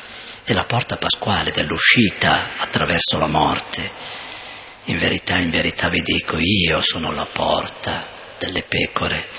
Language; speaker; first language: Italian; native; Italian